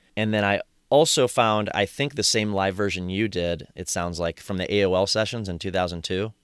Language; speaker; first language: English; native; English